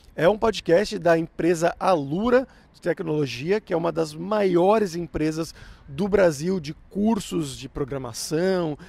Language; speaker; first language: Portuguese; native; Portuguese